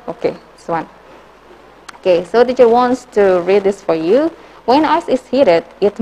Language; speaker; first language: English; non-native, learner; Indonesian